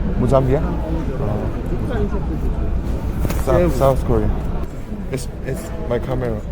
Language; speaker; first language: English; non-native, learner; Korean